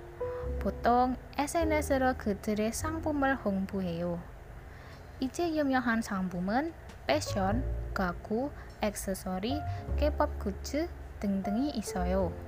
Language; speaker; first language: Korean; non-native, learner; Indonesian